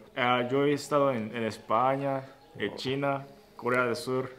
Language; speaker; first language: Spanish; non-native, fluent; Japanese